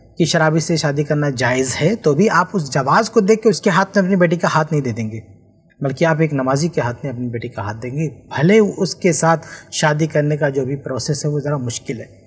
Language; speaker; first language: Hindi; native; Hindi